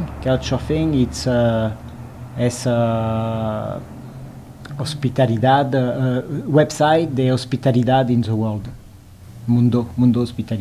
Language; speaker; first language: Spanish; non-native, learner; French